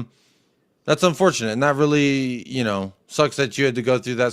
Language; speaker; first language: English; native; English